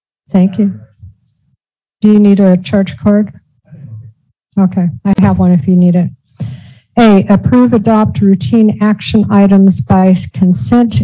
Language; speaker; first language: English; native; English